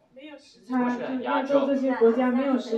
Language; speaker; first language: Chinese; native; Chinese